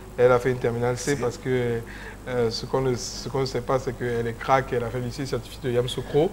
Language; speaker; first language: French; native; French